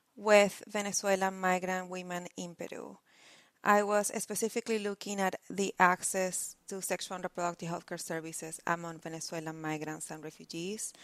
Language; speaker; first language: English; non-native, fluent; Spanish